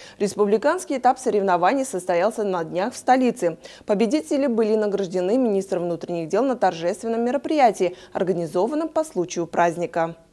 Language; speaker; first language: Russian; non-native, local second language; Uzbek